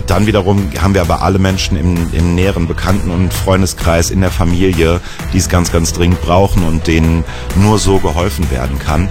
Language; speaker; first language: German; native; German